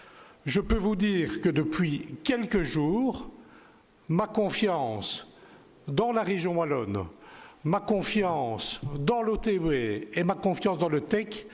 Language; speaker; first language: French; native; French